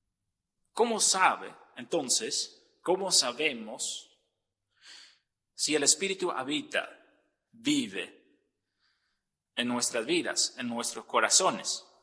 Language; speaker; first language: Spanish; non-native, fluent; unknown